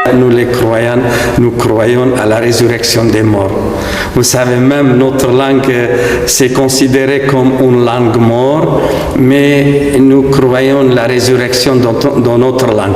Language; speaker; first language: French; non-native, fluent; Aramaic